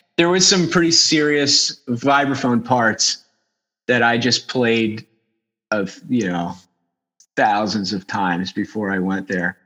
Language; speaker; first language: English; native; English